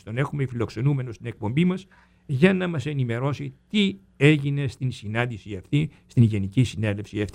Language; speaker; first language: Greek; native; Greek